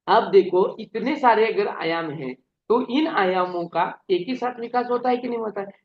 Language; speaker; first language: Hindi; non-native, local second language; Marathi